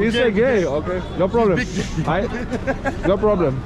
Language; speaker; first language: English; non-native, fluent; German